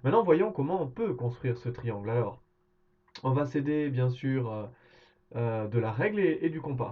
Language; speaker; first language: French; native; French